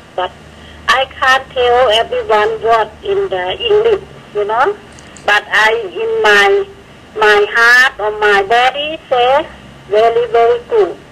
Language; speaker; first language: English; non-native, learner; Thai